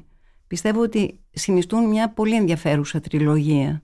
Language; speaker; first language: Greek; native; Greek